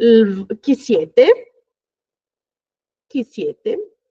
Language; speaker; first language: Italian; non-native, fluent; Portuguese